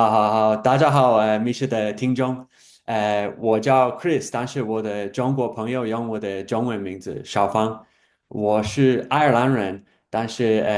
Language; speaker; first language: Chinese; non-native, fluent; English